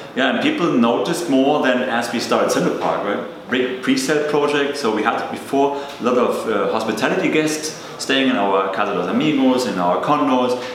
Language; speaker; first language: English; non-native, fluent; German